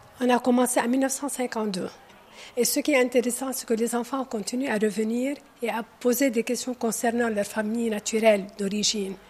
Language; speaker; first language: French; non-native, local second language; Arabic